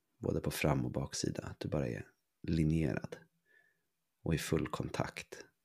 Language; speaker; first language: Swedish; native; Swedish